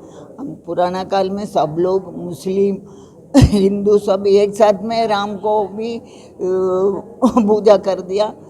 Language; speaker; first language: Hindi; non-native, local second language; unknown